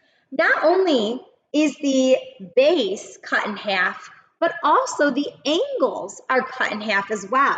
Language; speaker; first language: English; native; English